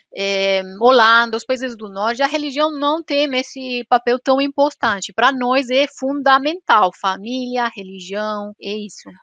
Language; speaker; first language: Portuguese; non-native, fluent; Romanian